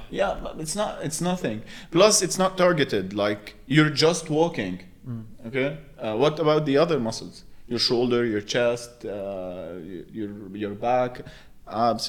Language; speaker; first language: English; non-native, local second language; Arabic